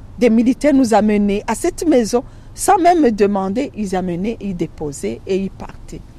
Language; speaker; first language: French; non-native, local second language; Rundi